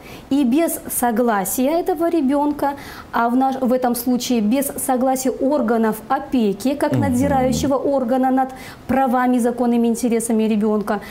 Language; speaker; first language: Russian; native; Russian